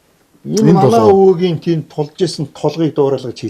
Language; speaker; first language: Mongolian; native; Mongolian